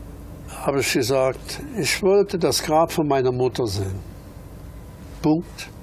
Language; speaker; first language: German; early bilingual, other home language; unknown